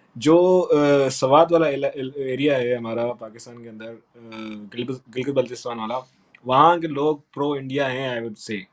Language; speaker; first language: Urdu; non-native, local second language; Sindhi